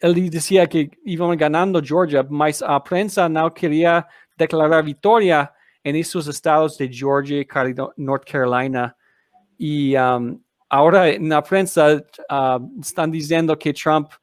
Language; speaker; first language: Portuguese; non-native, learner; English